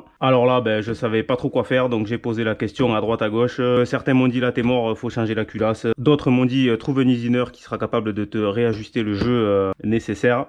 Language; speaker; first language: French; native; French